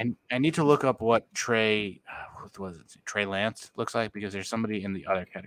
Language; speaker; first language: English; native; English